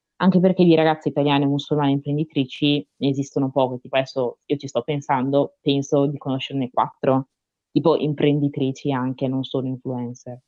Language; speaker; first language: Italian; early bilingual, other home language; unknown